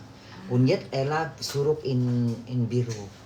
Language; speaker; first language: German; non-native, learner; Indonesian